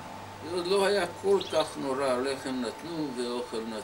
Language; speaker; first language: Hebrew; non-native, fluent; Hungarian